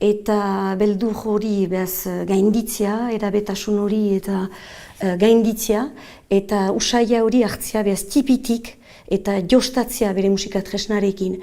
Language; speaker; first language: Basque; native; Basque